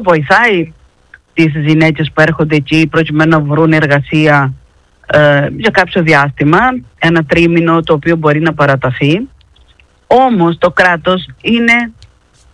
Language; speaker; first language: Greek; native; Greek